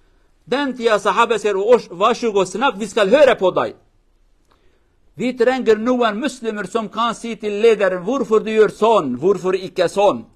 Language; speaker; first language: Norwegian; non-native, fluent; Kurdish